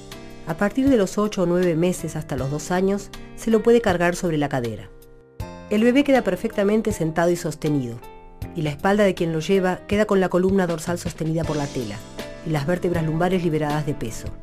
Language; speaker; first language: Spanish; native; Spanish